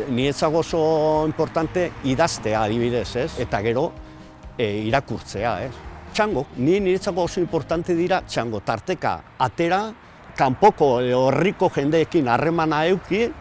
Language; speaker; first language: Basque; non-native, local second language; Spanish